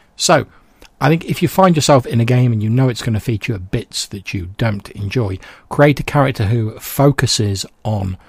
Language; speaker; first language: English; native; English